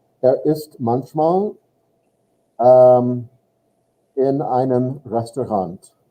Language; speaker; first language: German; non-native, fluent; English